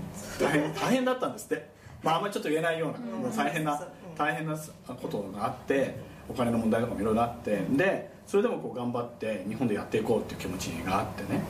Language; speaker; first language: Japanese; native; Japanese